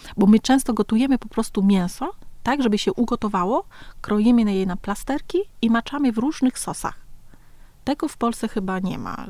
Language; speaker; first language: Polish; early bilingual, other home language; Vietnamese